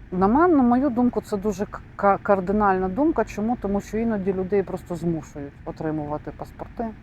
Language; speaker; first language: Ukrainian; non-native, local second language; Russian